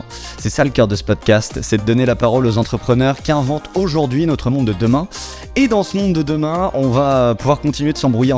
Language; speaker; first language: French; native; French